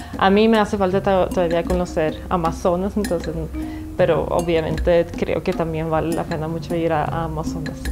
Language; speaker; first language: Spanish; non-native, fluent; Swedish